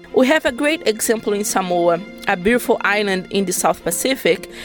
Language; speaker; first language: English; non-native, fluent; Portuguese